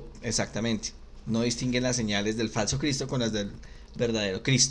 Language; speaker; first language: Spanish; native; Spanish